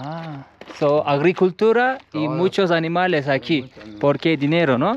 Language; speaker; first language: Spanish; non-native, learner; Turkish